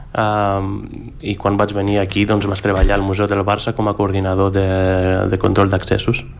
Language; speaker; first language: Catalan; non-native, fluent; Greek